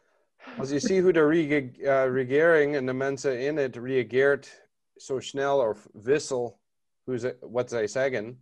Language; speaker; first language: Dutch; non-native, learner; English